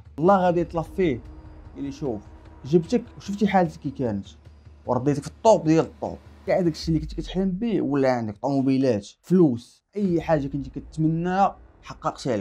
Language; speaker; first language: Arabic; native; Arabic